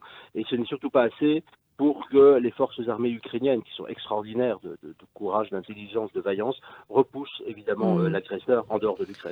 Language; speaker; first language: French; native; French